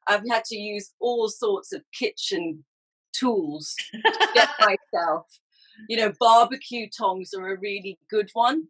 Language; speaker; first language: English; native; English